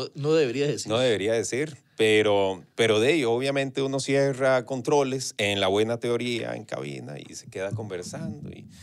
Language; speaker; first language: Spanish; native; Spanish